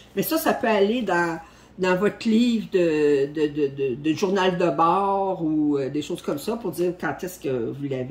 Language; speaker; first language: French; native; French